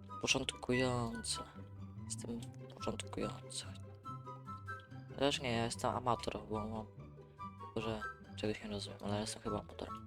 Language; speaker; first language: Polish; native; Polish